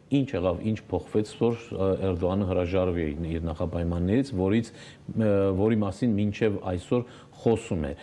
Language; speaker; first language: Armenian; native; Armenian